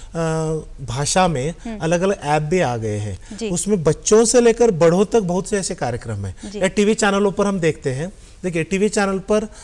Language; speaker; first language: Hindi; non-native, local second language; Kannada